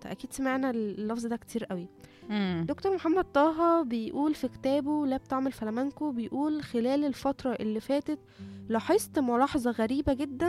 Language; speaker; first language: Arabic; native; Arabic